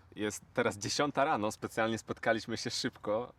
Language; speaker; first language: Polish; native; Polish